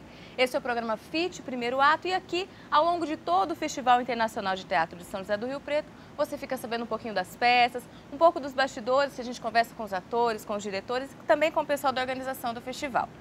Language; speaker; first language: Portuguese; native; Portuguese